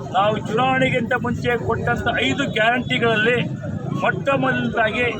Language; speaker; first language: Kannada; native; Kannada